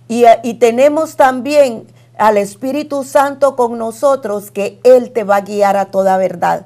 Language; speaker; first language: Spanish; native; Spanish